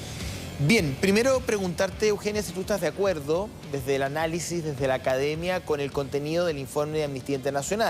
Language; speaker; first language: Spanish; native; Spanish